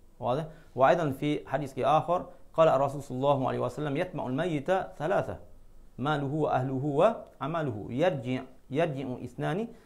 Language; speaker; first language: Arabic; non-native, fluent; Malay